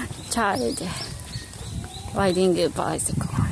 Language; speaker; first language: English; non-native, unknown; Japanese